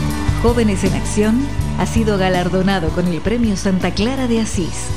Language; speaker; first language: Spanish; native; Spanish